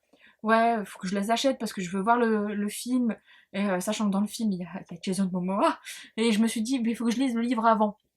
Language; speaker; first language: French; native; French